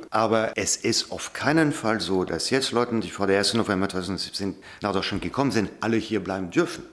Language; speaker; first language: German; non-native, fluent; French